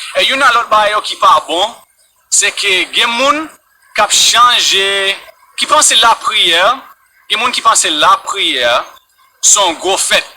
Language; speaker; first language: Haitian Creole; non-native, fluent; English